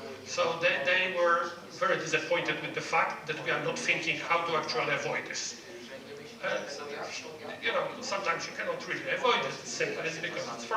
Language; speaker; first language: English; non-native, fluent; Polish